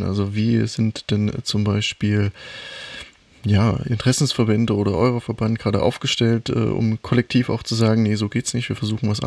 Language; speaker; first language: German; native; German